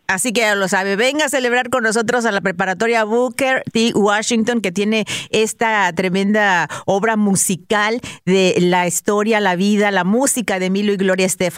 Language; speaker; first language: Spanish; native; Spanish